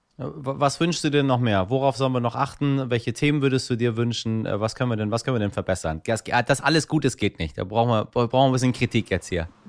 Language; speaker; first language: German; early bilingual, other home language; Persian